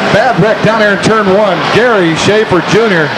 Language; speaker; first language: English; native; English